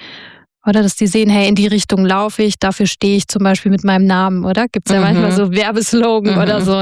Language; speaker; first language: German; native; German